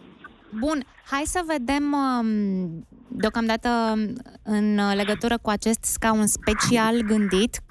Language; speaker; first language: Romanian; native; Romanian